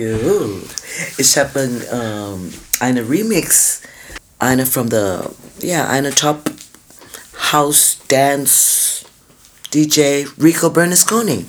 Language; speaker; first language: German; non-native, fluent; English